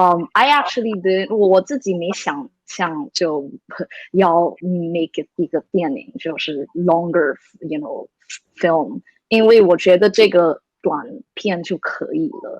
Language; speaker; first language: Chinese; early bilingual, heritage; English